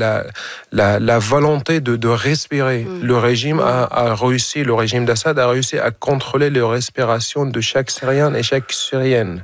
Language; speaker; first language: French; non-native, fluent; Arabic